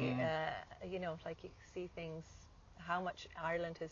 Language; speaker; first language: English; native; English